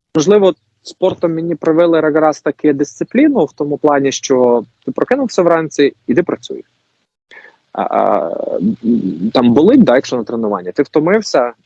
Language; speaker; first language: Ukrainian; native; Ukrainian